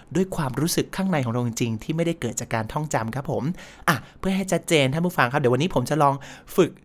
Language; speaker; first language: Thai; native; Thai